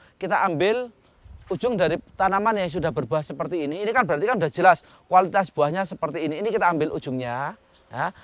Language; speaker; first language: Indonesian; non-native, local second language; Javanese